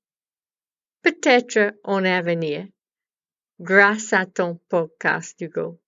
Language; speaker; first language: French; non-native, learner; English